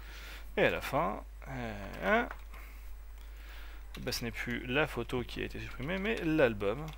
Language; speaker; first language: French; native; French